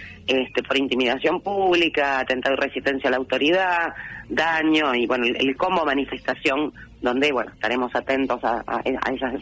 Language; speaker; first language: Spanish; native; Spanish